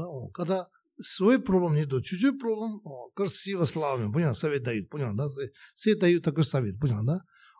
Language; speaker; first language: Russian; non-native, learner; Tibetan